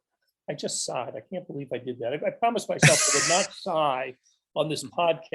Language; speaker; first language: English; native; English